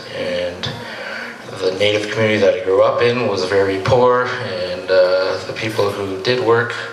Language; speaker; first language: English; native; English